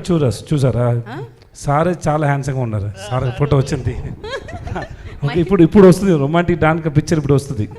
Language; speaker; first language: Telugu; non-native, learner; Tamil